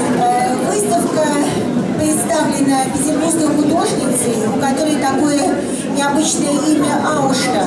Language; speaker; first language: Russian; native; Russian